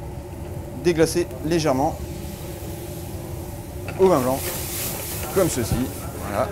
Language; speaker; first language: French; native; French